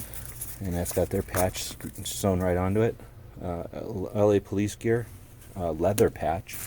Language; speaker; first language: English; native; English